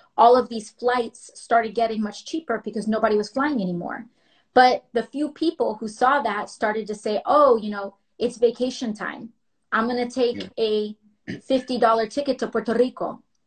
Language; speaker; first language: English; native; English